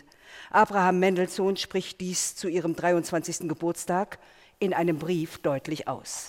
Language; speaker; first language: German; native; German